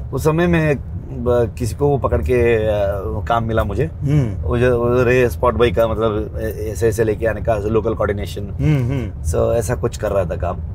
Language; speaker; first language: Hindi; non-native, local second language; Kannada